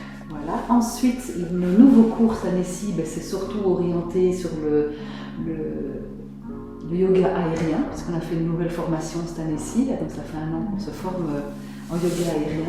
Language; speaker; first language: French; native; French